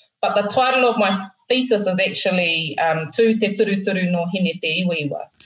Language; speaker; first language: English; native; English